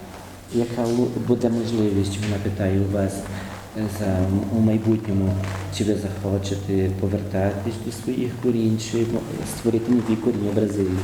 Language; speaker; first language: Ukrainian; early bilingual, heritage; Ukrainian